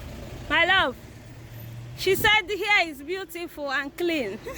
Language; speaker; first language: English; non-native, local second language; Igbo